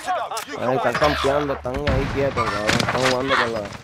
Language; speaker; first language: Spanish; native; Spanish